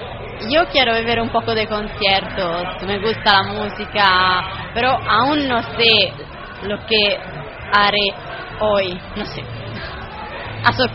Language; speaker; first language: Spanish; non-native, fluent; Italian